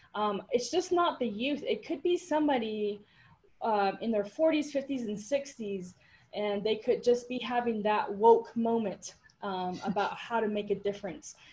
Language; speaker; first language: English; native; English